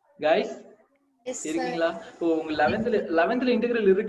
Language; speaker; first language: Tamil; native; Tamil